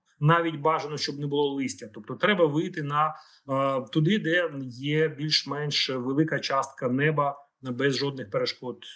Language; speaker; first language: Ukrainian; native; Ukrainian